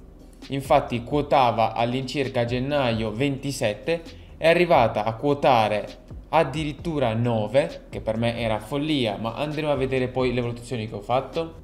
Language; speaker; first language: Italian; native; Italian